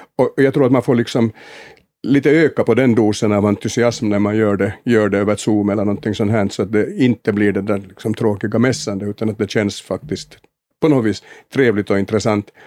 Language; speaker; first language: Swedish; native; Swedish